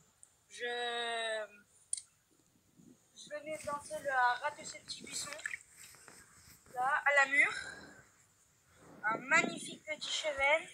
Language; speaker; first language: French; native; French